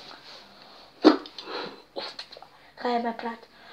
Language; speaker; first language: Dutch; non-native, local second language; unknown